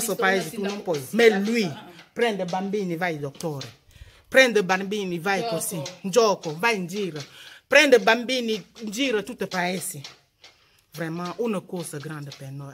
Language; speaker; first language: Italian; non-native, learner; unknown